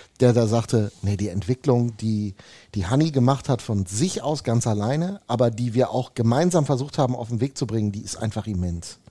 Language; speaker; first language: German; native; German